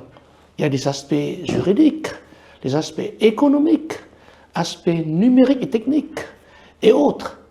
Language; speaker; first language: French; non-native, fluent; Vietnamese